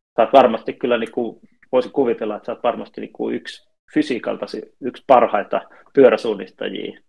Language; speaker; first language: Finnish; native; Finnish